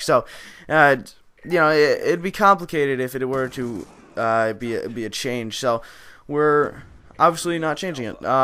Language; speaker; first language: English; native; English